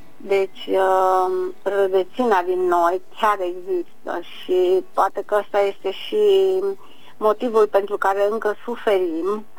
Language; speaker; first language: Romanian; native; Romanian